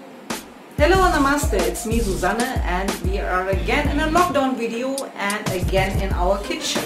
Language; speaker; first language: English; non-native, fluent; German